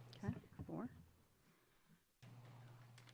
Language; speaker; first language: English; native; English